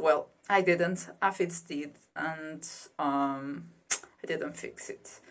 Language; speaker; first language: English; non-native, fluent; Portuguese